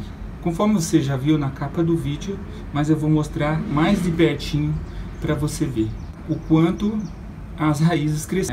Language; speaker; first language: Portuguese; native; Portuguese